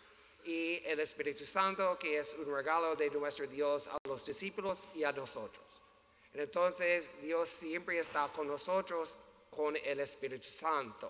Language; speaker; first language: Spanish; non-native, learner; English